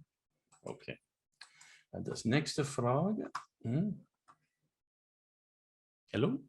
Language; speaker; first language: German; non-native, learner; English